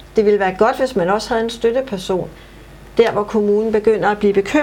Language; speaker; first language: Danish; native; Danish